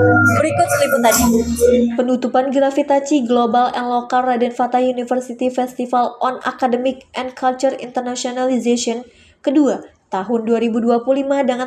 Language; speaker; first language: Indonesian; native; Indonesian